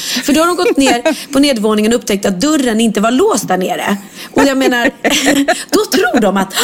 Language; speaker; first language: Swedish; native; Swedish